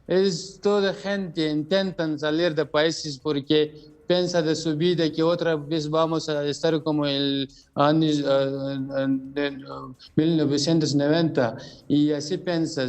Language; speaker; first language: Spanish; non-native, learner; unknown